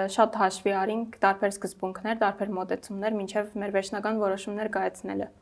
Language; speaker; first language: Armenian; native; Armenian